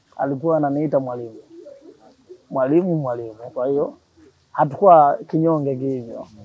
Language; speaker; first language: Swahili; native; Swahili